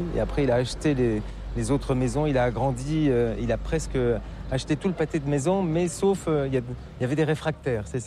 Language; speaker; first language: French; native; French